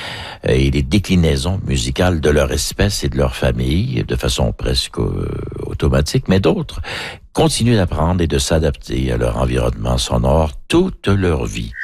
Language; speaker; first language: French; native; French